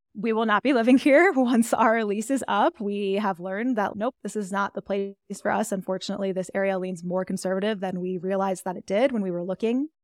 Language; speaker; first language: English; native; English